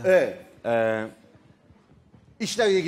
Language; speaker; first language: Turkish; native; Turkish